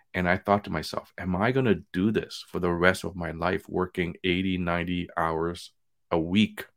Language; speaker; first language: English; native; English